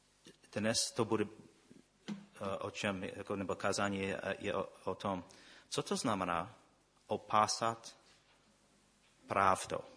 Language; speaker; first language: Czech; non-native, fluent; English